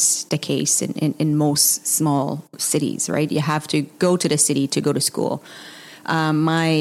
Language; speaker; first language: English; non-native, fluent; French